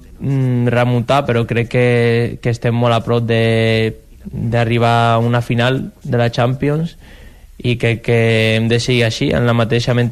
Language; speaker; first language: Catalan; non-native, local second language; Spanish